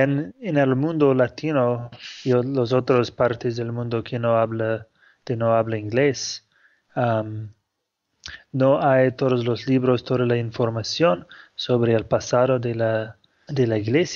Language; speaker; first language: Spanish; non-native, fluent; English